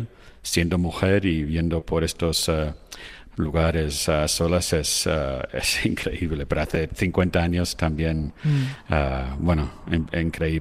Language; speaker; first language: Spanish; non-native, fluent; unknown